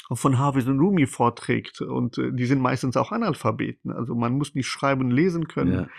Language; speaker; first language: German; non-native, fluent; Persian